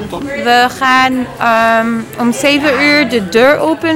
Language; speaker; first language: Dutch; non-native, learner; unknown